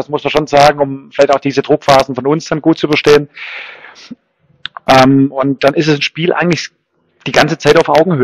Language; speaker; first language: German; native; German